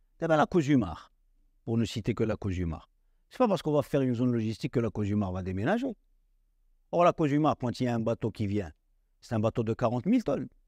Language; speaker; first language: French; non-native, local second language; Arabic